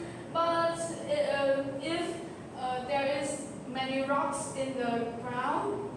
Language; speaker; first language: English; non-native, learner; Vietnamese